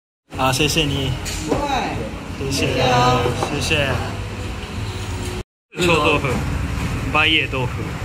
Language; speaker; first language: Chinese; non-native, learner; Japanese